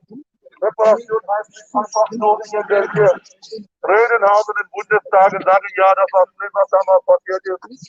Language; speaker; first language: German; non-native, fluent; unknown